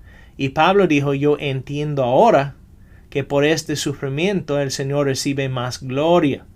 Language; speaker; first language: Spanish; non-native, fluent; English